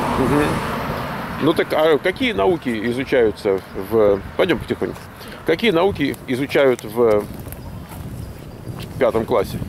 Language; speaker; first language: Russian; native; Russian